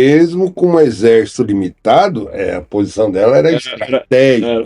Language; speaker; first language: Portuguese; native; Portuguese